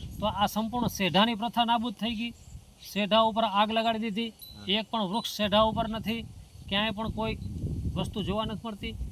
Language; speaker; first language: Gujarati; non-native, local second language; Kachhi